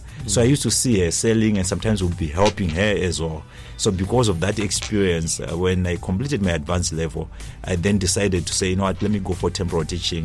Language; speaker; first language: English; non-native, local second language; Shona